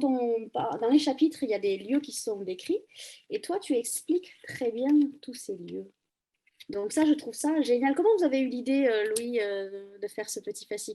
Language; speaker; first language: French; native; French